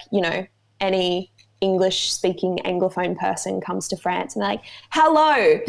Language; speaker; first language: English; native; English